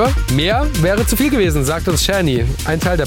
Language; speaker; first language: German; native; German